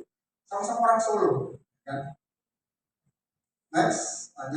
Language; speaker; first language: Indonesian; native; Indonesian